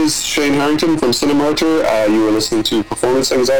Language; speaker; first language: English; native; English